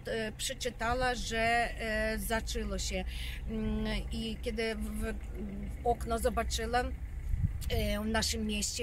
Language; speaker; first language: Polish; non-native, learner; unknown